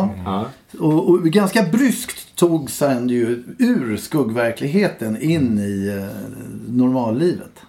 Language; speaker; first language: Swedish; native; Swedish